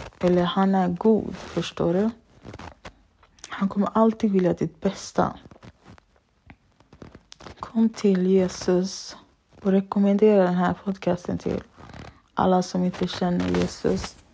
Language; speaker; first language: Swedish; early bilingual, other home language; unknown